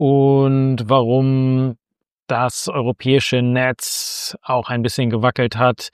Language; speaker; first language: German; native; German